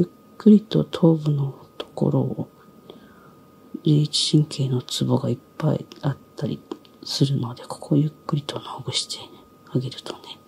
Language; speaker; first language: Japanese; native; Japanese